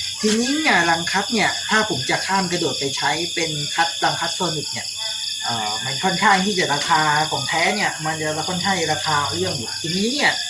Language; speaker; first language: Thai; native; Thai